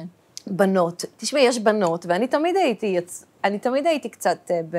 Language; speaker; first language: Hebrew; early bilingual, other home language; Russian